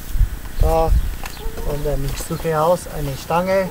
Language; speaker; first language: German; non-native, learner; Italian